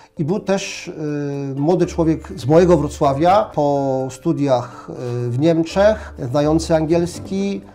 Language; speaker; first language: Polish; native; Polish